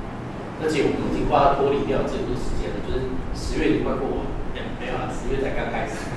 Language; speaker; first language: Chinese; native; Chinese